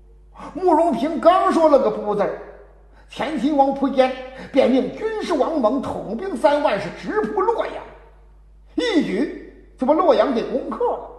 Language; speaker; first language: Chinese; native; Chinese